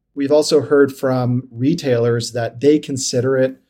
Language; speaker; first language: English; native; English